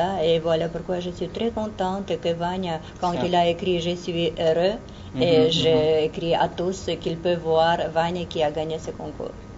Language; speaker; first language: French; non-native, fluent; Russian